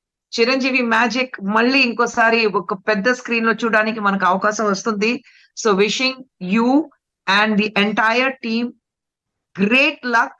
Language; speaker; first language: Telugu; non-native, local second language; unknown